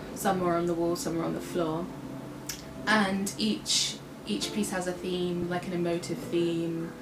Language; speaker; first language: English; native; English